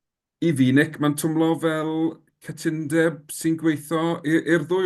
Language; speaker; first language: Welsh; native; Welsh